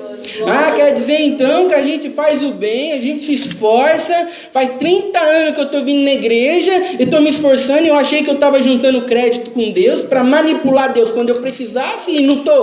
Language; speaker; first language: Portuguese; native; Portuguese